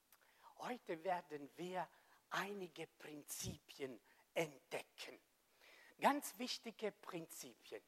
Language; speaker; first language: German; non-native, fluent; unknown